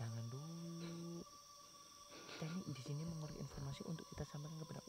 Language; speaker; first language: Indonesian; native; Indonesian